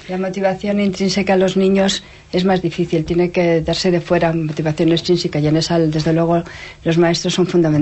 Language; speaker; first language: Spanish; native; Spanish